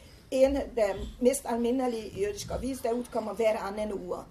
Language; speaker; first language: Danish; non-native, fluent; Hungarian